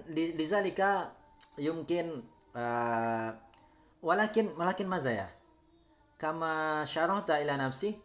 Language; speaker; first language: Arabic; non-native, learner; Indonesian